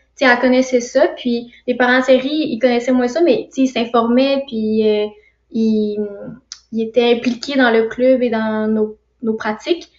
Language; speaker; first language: French; native; French